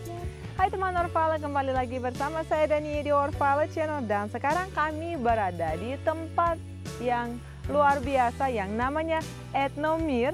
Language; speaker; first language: Indonesian; non-native, fluent; Russian